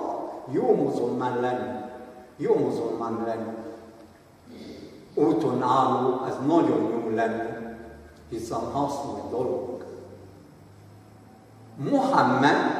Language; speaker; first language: Hungarian; non-native, fluent; Arabic